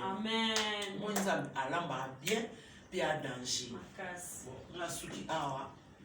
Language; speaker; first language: French; non-native, local second language; Lingala